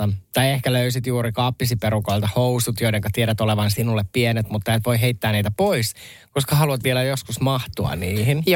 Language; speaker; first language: Finnish; native; Finnish